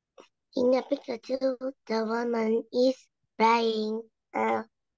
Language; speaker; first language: English; non-native, learner; Vietnamese